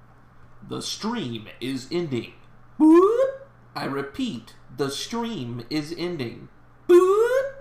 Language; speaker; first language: English; native; English